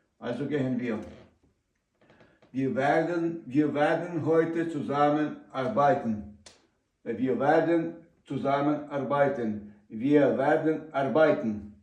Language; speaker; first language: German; non-native, learner; Ukrainian